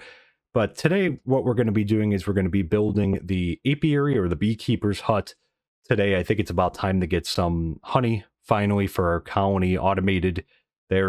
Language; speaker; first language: English; native; English